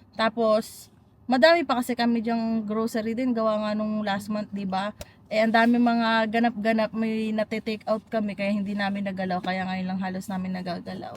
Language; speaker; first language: Filipino; native; Filipino